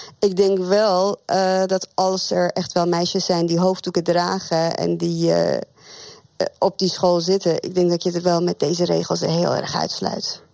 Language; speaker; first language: Dutch; non-native, fluent; Persian